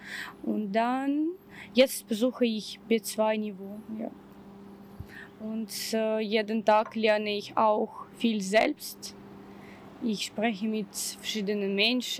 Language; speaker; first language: German; non-native, learner; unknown